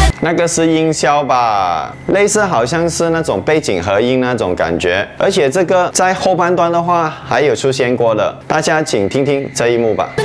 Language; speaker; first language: Chinese; non-native, local second language; Hakka Chinese